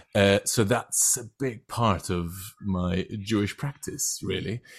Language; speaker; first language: English; non-native, fluent; Turkish